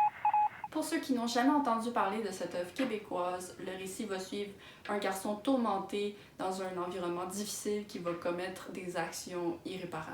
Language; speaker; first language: French; native; French